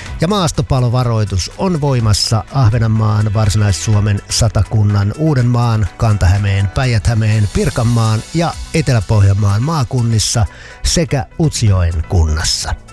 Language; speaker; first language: Finnish; native; Finnish